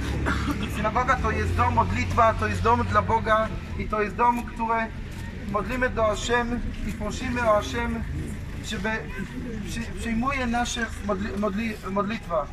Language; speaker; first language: Polish; non-native, learner; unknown